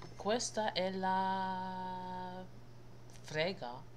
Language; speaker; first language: Italian; non-native, learner; English